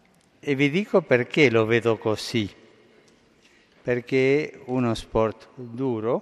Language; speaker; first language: Italian; non-native, fluent; Spanish